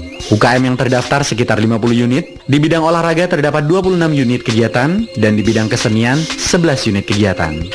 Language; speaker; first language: Indonesian; native; Indonesian